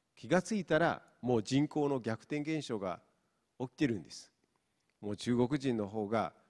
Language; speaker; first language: Japanese; non-native, fluent; Mongolian